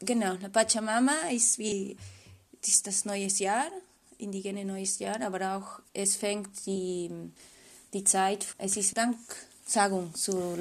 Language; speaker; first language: German; non-native, fluent; Spanish